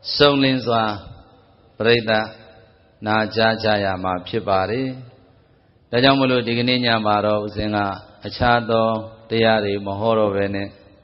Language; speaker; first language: Burmese; native; Burmese